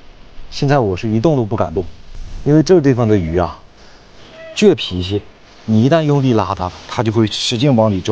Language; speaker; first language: Chinese; native; Chinese